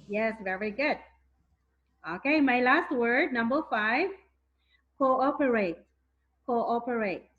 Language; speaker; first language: English; non-native, fluent; Thai